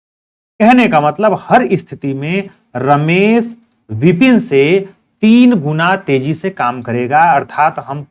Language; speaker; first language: Hindi; native; Hindi